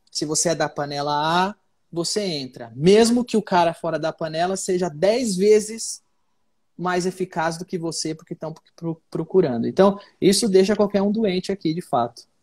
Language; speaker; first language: Portuguese; native; Portuguese